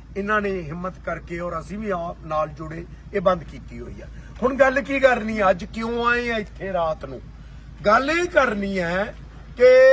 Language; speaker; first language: Punjabi; native; Punjabi